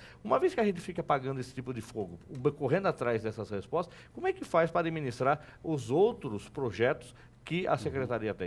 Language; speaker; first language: Portuguese; native; Portuguese